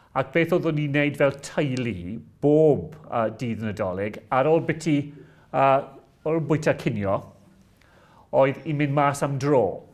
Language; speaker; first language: Welsh; non-native, local second language; English